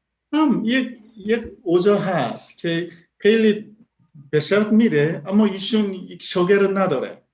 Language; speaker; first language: Persian; non-native, learner; Korean